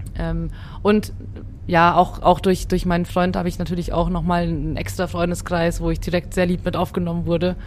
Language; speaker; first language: German; early bilingual, other home language; Hungarian